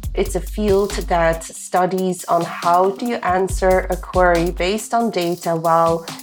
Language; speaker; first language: English; non-native, fluent; Dutch